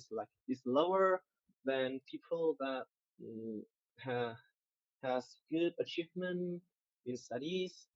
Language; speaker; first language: English; non-native, learner; Vietnamese